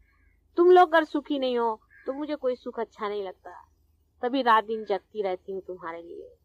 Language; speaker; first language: Hindi; non-native, local second language; Marathi